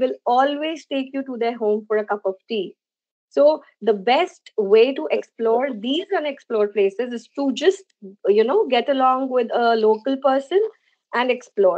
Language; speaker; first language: English; non-native, local second language; Hindi